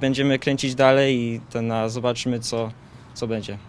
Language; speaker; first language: Polish; early bilingual, heritage; Polish